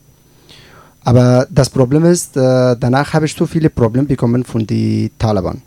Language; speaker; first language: German; non-native, learner; Persian